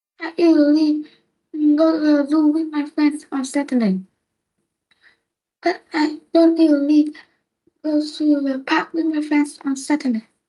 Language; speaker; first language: English; non-native, learner; Vietnamese